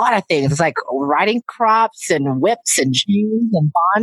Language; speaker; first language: English; native; English